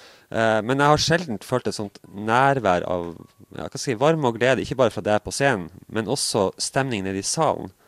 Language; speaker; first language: Norwegian; native; Norwegian